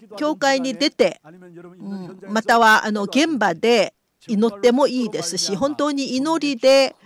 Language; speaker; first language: Japanese; non-native, fluent; Korean